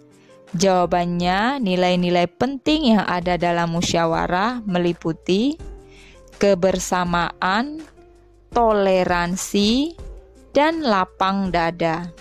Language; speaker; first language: Indonesian; native; Indonesian